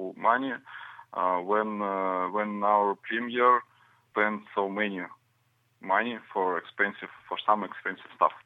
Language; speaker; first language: English; non-native, learner; Russian